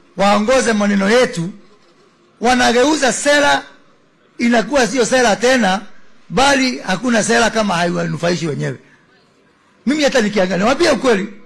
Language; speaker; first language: Swahili; non-native, local second language; Kikuyu